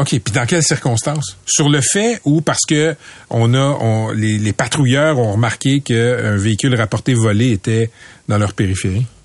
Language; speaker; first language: French; native; French